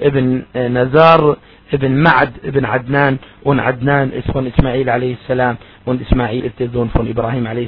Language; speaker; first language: German; non-native, fluent; Arabic